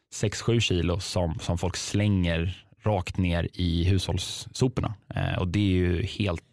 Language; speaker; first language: Swedish; native; Swedish